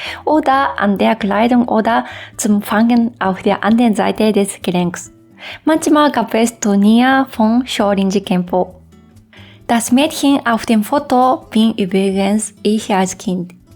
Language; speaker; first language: German; non-native, fluent; Japanese